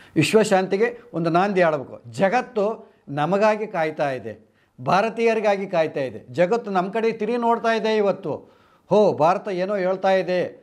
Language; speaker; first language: Kannada; non-native, local second language; Telugu